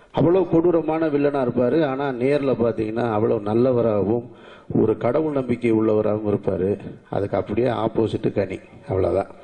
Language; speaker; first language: Tamil; native; Tamil